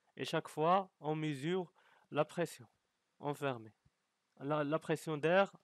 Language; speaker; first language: French; non-native, local second language; Arabic